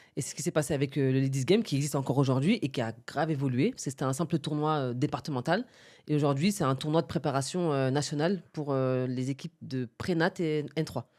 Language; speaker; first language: French; early bilingual, other home language; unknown